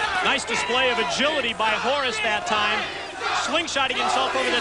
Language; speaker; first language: English; native; English